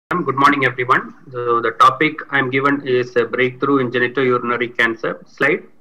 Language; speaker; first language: English; non-native, local second language; Tamil